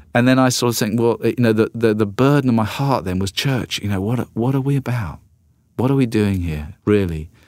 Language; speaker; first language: English; native; English